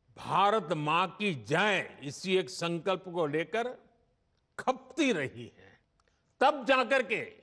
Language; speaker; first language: Hindi; non-native, local second language; Gujarati